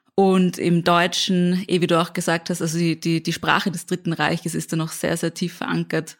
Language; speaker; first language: German; native; German